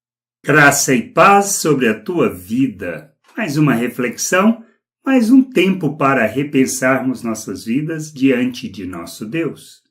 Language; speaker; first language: Portuguese; native; Portuguese